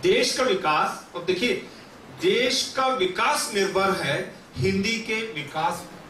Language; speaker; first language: Hindi; non-native, local second language; Kannada